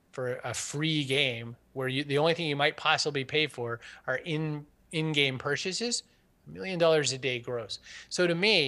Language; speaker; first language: English; native; English